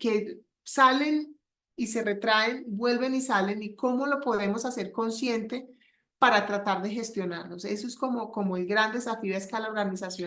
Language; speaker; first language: Spanish; native; Spanish